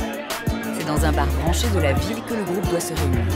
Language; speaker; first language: French; native; French